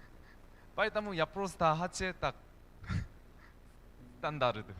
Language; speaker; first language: Russian; non-native, learner; Korean